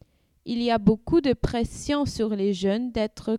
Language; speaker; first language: French; non-native, learner; English